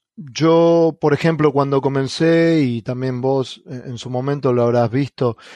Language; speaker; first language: Spanish; native; Spanish